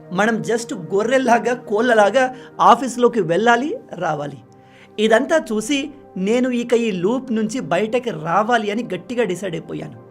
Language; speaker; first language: Telugu; non-native, local second language; Lambadi